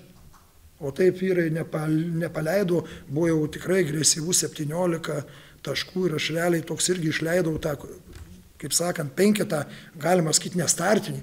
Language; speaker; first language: Lithuanian; native; Lithuanian